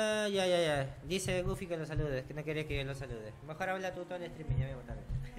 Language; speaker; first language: Spanish; native; Spanish